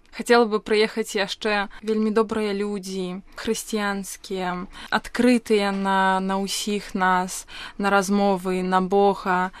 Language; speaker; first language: Belarusian; non-native, local second language; Russian